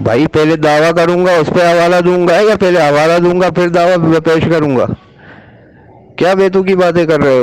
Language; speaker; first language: Urdu; native; Urdu